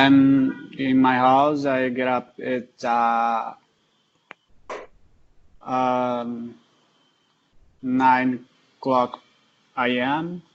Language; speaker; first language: English; non-native, learner; Portuguese